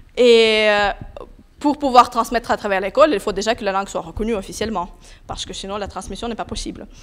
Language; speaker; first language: French; non-native, fluent; Russian